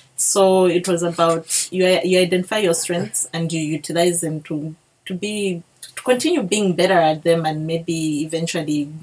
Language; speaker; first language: English; non-native, local second language; Bemba